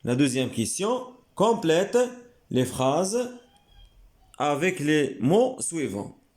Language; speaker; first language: French; non-native, local second language; Arabic